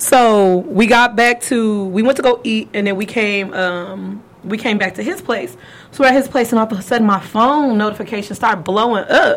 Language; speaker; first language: English; native; English